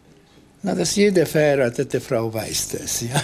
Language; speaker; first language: German; non-native, fluent; Hungarian